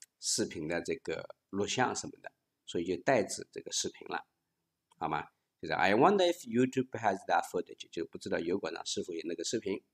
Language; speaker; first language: Chinese; native; Chinese